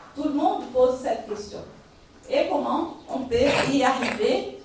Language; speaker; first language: French; non-native, fluent; Portuguese